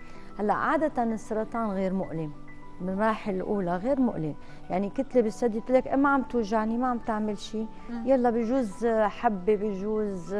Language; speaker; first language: Arabic; native; Arabic